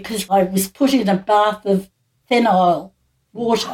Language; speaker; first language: English; native; English